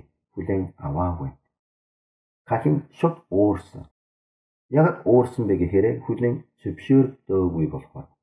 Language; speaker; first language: Mongolian; non-native, fluent; Korean